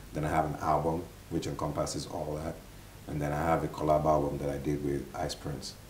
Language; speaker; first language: English; non-native, local second language; Igbo